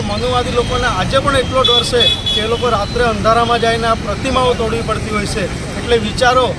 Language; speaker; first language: Gujarati; native; Gujarati